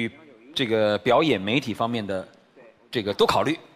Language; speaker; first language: Chinese; native; Chinese